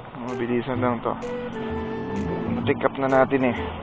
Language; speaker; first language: Filipino; native; Filipino